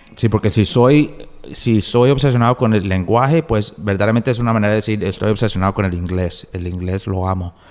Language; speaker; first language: Spanish; early bilingual, heritage; Spanish